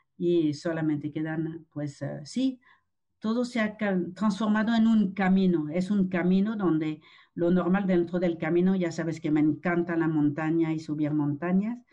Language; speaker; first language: Spanish; non-native, fluent; French